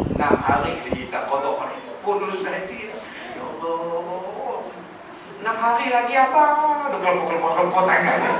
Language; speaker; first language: Malay; native; Malay